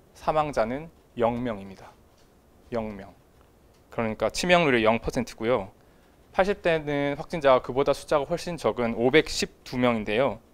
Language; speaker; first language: Korean; native; Korean